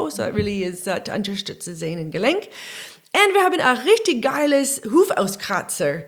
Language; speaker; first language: German; non-native, learner; English